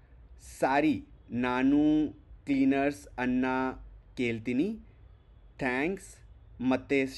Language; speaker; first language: Kannada; non-native, learner; Hindi